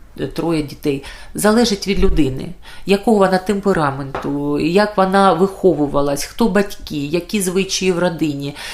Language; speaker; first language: Ukrainian; native; Ukrainian